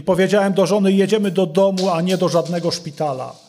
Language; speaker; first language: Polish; non-native, learner; Russian